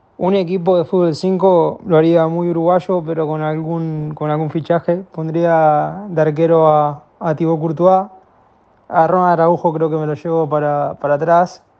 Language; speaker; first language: Spanish; native; Spanish